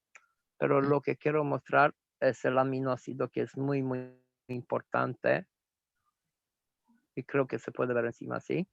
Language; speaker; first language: Spanish; non-native, fluent; Romanian